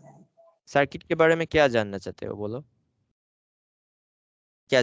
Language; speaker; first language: Hindi; non-native, local second language; Bangla